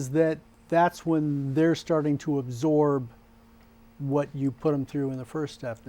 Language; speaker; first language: English; native; English